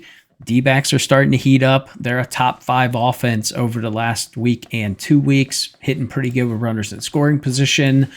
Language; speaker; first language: English; native; English